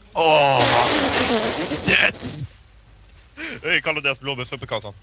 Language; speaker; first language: Swedish; native; Swedish